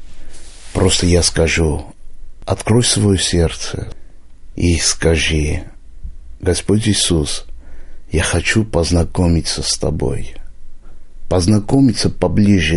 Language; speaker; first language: Russian; non-native, local second language; Armenian